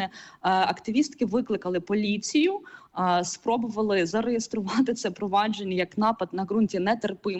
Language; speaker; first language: Ukrainian; native; Ukrainian